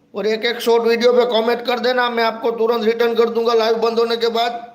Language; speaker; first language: Hindi; non-native, local second language; Gujarati